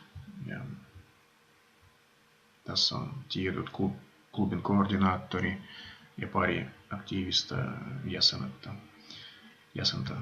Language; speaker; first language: Finnish; non-native, fluent; Russian